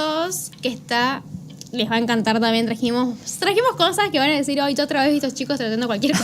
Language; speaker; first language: Spanish; native; Spanish